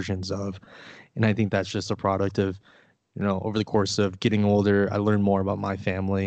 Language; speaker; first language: English; early bilingual, other home language; Vietnamese